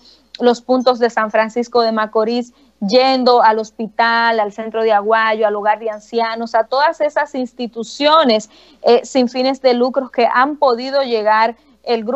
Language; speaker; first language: Spanish; native; Spanish